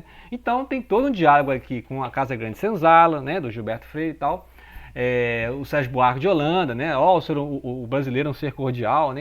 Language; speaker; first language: Portuguese; native; Portuguese